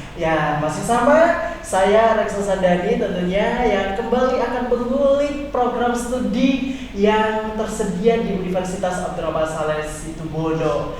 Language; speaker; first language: Indonesian; non-native, local second language; Madurese